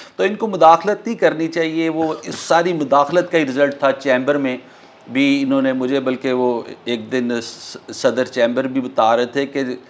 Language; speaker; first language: Urdu; non-native, local second language; Punjabi